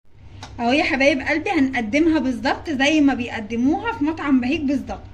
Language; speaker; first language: Arabic; native; Arabic